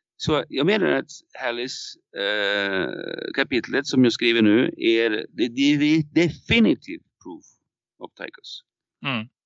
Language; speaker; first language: Swedish; non-native, fluent; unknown